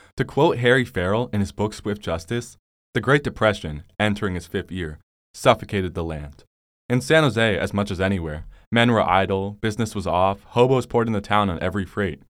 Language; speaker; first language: English; native; English